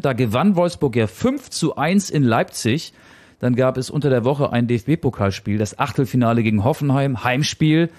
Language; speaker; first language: German; native; German